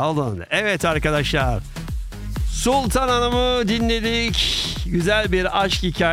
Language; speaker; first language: Turkish; native; Turkish